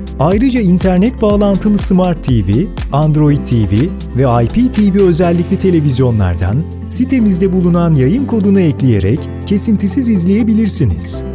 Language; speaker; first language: Turkish; native; Turkish